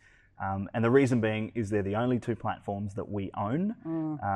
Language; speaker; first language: English; native; English